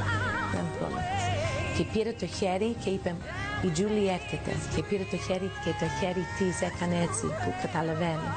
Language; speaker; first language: Greek; early bilingual, heritage; English